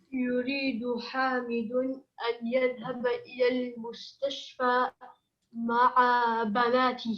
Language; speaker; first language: Arabic; non-native, learner; English